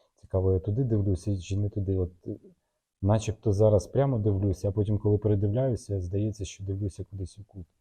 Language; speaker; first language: Ukrainian; non-native, local second language; Russian